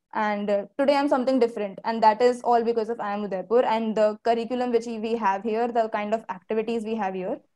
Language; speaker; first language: English; non-native, local second language; Hindi